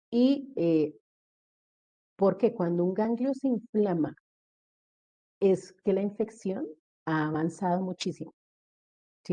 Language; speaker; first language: Spanish; native; Spanish